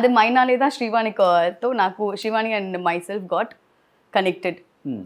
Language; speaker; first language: Telugu; non-native, learner; Tamil